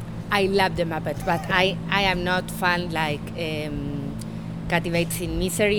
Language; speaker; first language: English; non-native, learner; Spanish